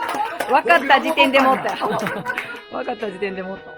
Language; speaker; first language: Japanese; native; Japanese